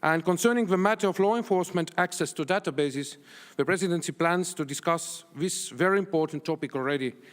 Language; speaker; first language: English; non-native, fluent; Estonian